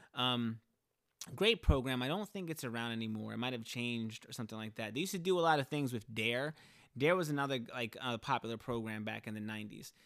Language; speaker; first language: English; early bilingual, other home language; Spanish